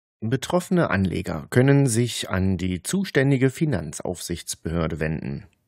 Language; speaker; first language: German; native; German